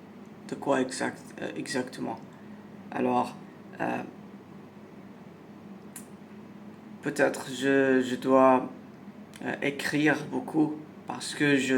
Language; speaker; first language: French; non-native, learner; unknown